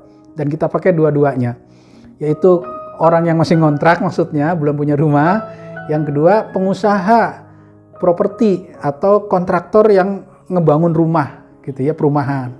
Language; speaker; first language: Indonesian; native; Indonesian